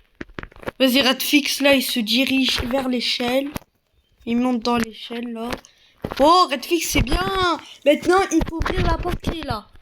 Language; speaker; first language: French; native; French